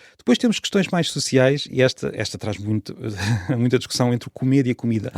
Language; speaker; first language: Portuguese; native; Portuguese